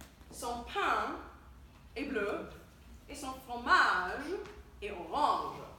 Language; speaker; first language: French; non-native, fluent; English